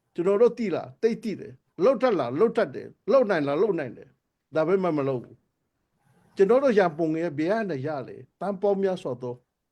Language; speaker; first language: Burmese; non-native, local second language; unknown